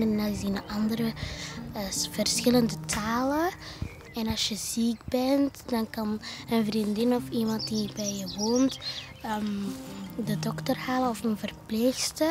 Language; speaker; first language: Dutch; early bilingual, other home language; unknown